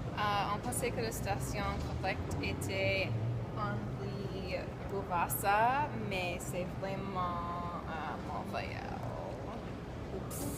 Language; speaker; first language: French; non-native, learner; English